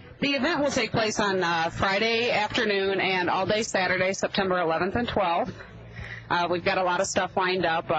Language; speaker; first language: English; native; English